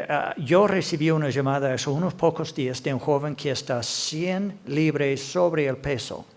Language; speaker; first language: Spanish; non-native, fluent; English